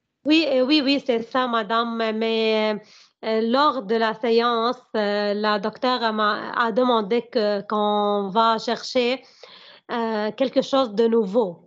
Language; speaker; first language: French; non-native, learner; Arabic